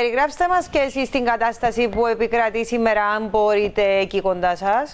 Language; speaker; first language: Greek; native; Greek